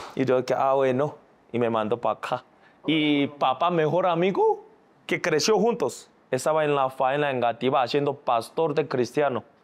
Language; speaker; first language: Spanish; non-native, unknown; Korean